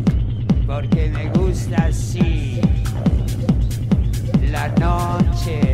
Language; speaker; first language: Spanish; non-native, learner; Italian